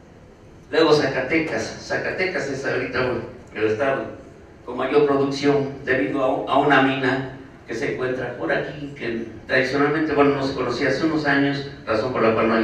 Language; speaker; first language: Spanish; native; Spanish